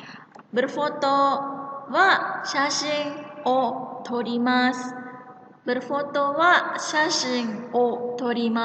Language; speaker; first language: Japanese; non-native, fluent; Indonesian